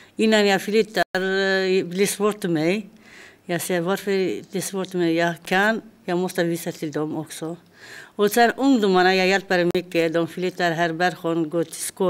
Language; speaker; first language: Swedish; non-native, learner; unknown